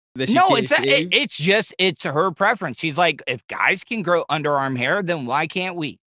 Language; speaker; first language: English; native; English